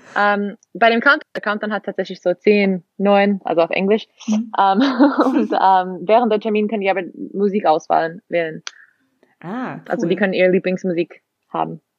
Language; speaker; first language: German; non-native, fluent; English